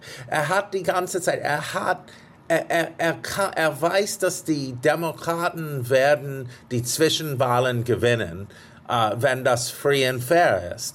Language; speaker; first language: German; non-native, fluent; English